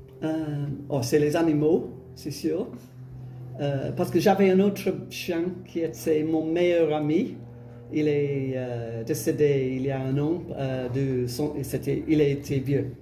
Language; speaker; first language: French; non-native, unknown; English